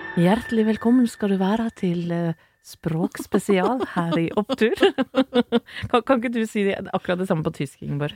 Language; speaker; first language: Norwegian; native; Norwegian